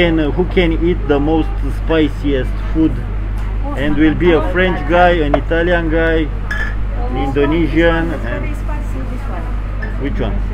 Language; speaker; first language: English; non-native, learner; Romanian